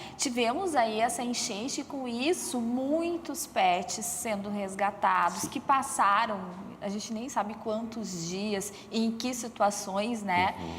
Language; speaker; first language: Portuguese; native; Portuguese